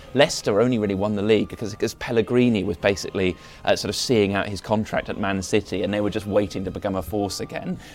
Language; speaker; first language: English; native; English